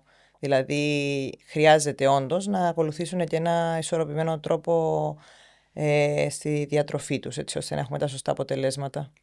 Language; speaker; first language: Greek; native; Greek